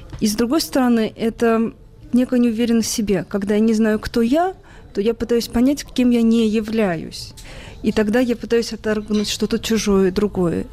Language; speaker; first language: Russian; non-native, local second language; Armenian